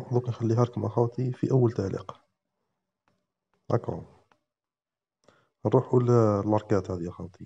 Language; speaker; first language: Arabic; native; Arabic